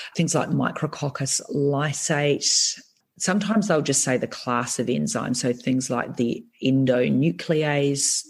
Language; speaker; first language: English; native; English